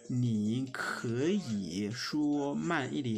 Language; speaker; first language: Chinese; non-native, fluent; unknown